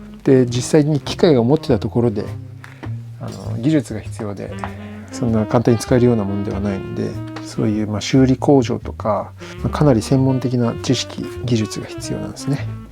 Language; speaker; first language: Japanese; native; Japanese